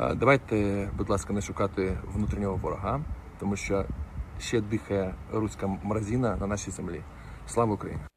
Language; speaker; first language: Ukrainian; native; Ukrainian